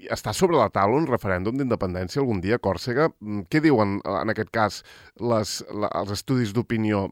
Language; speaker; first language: Catalan; native; Catalan